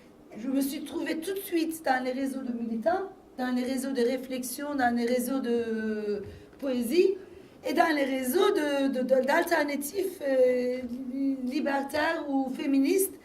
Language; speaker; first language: French; non-native, fluent; Turkish